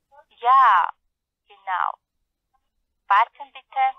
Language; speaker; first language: German; non-native, learner; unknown